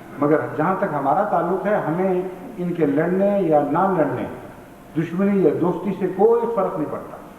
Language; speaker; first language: Urdu; native; Urdu